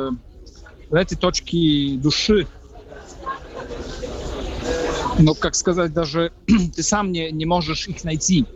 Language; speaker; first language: Russian; non-native, fluent; Polish